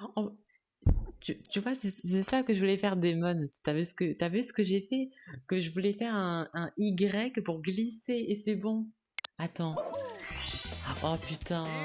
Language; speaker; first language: French; native; French